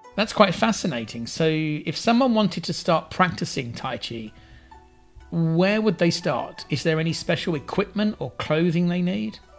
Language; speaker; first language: English; native; English